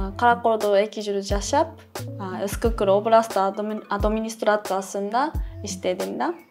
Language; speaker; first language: Kyrgyz; non-native, fluent; Japanese